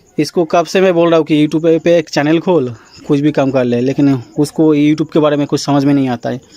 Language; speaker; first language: Hindi; non-native, local second language; Bangla